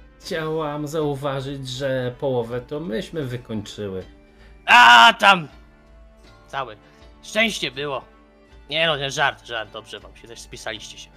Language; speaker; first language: Polish; native; Polish